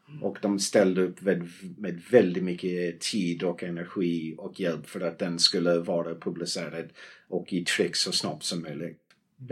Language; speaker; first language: Swedish; non-native, fluent; English